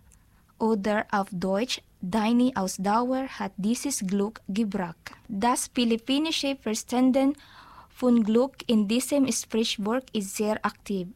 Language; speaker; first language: German; non-native, learner; Filipino